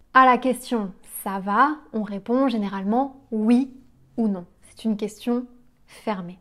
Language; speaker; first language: French; native; French